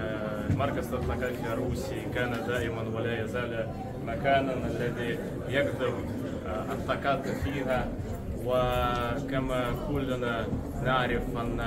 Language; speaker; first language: Arabic; non-native, learner; Russian